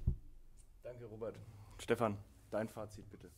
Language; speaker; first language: German; native; German